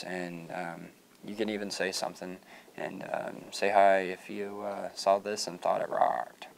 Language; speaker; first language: English; native; English